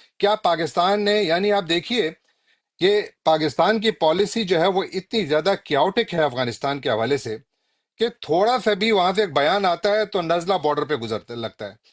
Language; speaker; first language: Urdu; non-native, local second language; Pashto